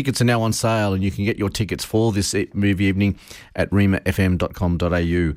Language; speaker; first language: English; native; English